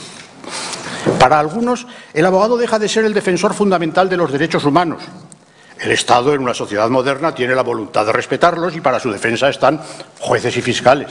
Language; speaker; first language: Spanish; native; Spanish